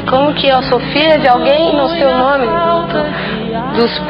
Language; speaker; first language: Portuguese; native; Portuguese